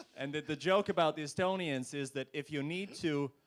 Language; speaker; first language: English; non-native, fluent; Latvian